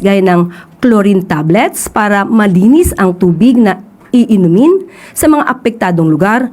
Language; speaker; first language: Filipino; native; Filipino